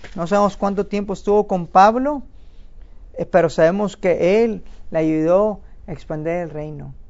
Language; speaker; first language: Spanish; native; Spanish